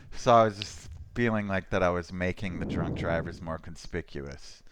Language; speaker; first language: English; native; English